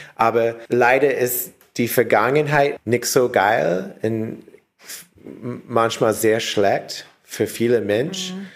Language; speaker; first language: German; non-native, learner; English